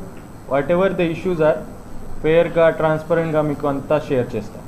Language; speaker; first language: Telugu; non-native, learner; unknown